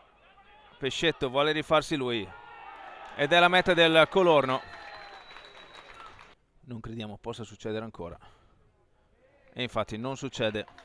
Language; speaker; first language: Italian; native; Italian